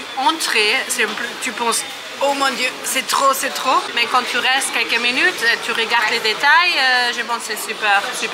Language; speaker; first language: French; non-native, learner; Italian